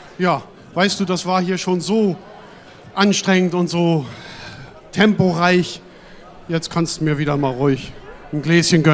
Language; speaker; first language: German; native; German